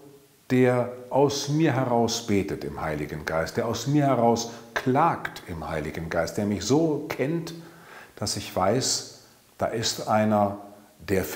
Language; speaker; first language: German; native; German